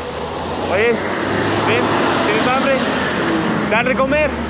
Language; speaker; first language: Spanish; non-native, learner; English